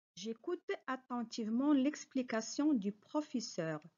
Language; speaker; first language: French; non-native, local second language; Arabic